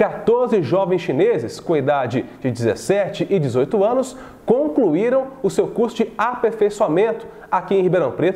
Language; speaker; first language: Portuguese; native; Portuguese